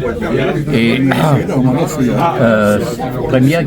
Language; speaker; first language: French; non-native, fluent; German